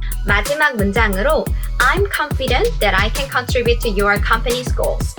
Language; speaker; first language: English; non-native, fluent; Korean